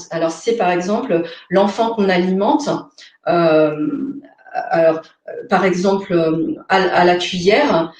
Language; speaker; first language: French; native; French